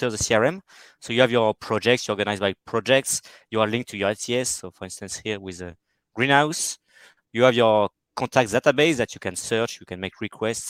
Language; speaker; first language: English; non-native, fluent; French